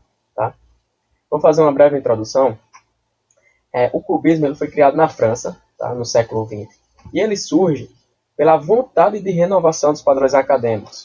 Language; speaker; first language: Portuguese; native; Portuguese